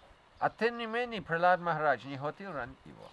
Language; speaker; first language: Russian; non-native, fluent; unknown